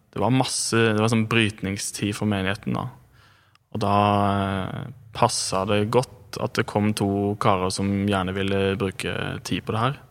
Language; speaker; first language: Norwegian; native; Norwegian